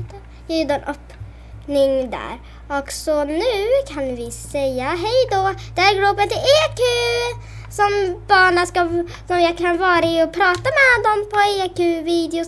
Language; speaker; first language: Swedish; native; Swedish